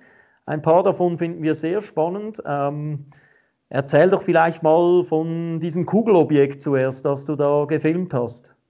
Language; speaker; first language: German; native; German